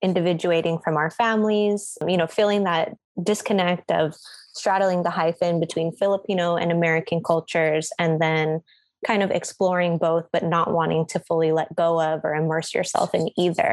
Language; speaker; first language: English; native; English